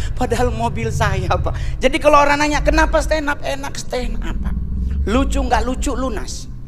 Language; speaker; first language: Indonesian; native; Indonesian